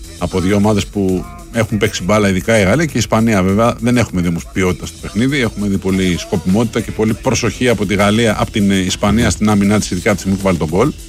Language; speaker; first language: Greek; native; Greek